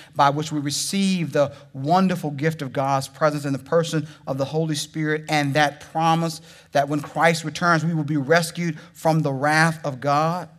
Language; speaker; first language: English; native; English